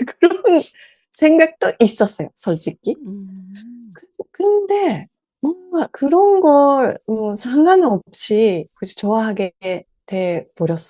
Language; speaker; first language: Korean; non-native, learner; Japanese